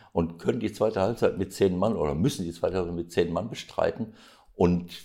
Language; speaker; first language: German; native; German